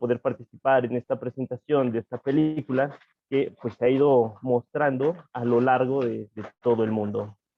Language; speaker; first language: Spanish; native; Spanish